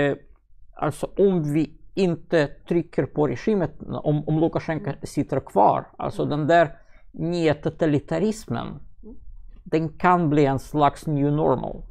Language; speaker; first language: Swedish; non-native, fluent; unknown